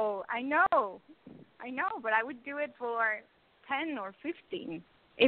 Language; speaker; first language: English; non-native, fluent; Spanish